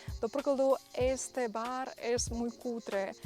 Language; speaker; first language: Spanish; non-native, fluent; Ukrainian